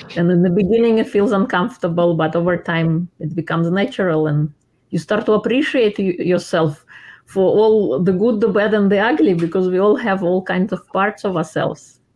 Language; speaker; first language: English; non-native, fluent; Russian